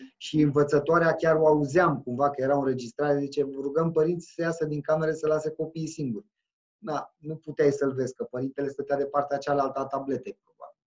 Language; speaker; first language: Romanian; native; Romanian